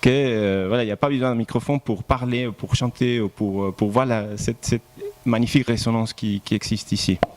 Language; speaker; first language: French; non-native, fluent; Spanish